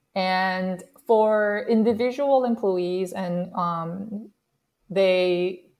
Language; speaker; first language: English; non-native, fluent; Korean